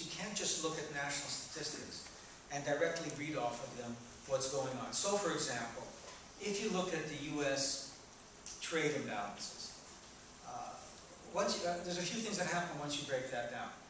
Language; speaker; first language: English; native; English